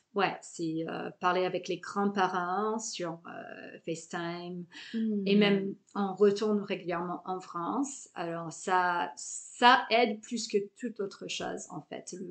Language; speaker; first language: French; non-native, fluent; English